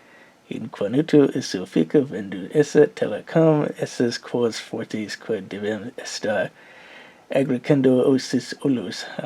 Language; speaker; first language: Portuguese; non-native, learner; English